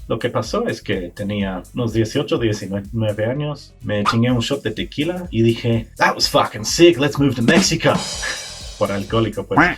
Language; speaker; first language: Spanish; non-native, fluent; English